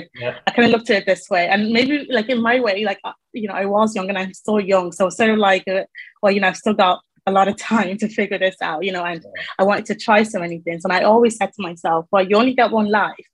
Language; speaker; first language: English; native; English